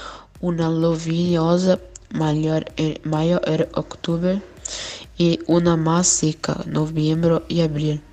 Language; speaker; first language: Spanish; non-native, learner; Portuguese